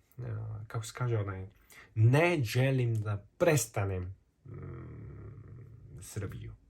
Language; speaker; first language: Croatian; non-native, fluent; Korean